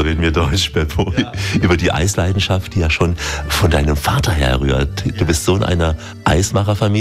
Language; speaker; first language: German; native; German